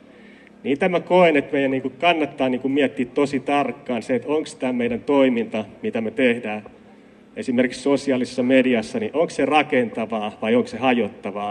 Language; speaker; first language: Finnish; native; Finnish